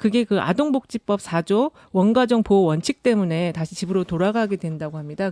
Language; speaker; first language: Korean; native; Korean